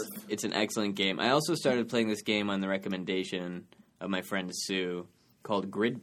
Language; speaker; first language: English; native; English